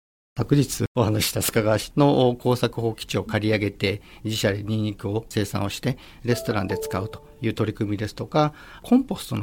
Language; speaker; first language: Japanese; native; Japanese